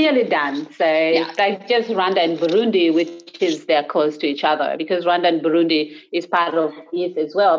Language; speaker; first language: English; non-native, local second language; Acoli